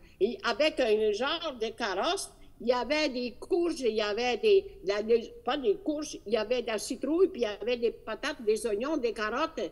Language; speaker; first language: French; non-native, fluent; Italian